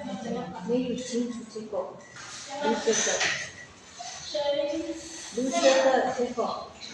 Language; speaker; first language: Chinese; non-native, learner; Indonesian